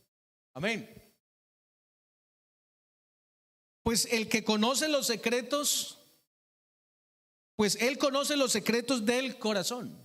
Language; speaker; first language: Spanish; native; Spanish